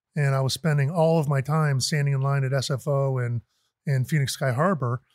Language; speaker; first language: English; native; English